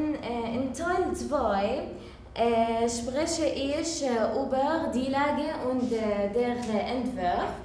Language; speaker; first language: German; non-native, learner; Arabic